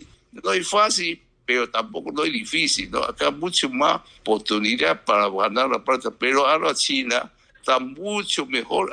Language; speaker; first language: Spanish; non-native, learner; Chinese